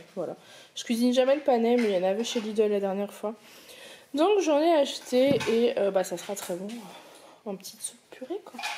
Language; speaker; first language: French; native; French